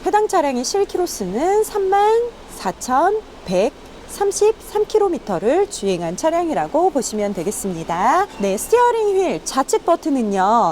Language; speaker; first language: Korean; native; Korean